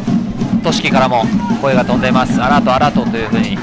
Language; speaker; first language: Japanese; native; Japanese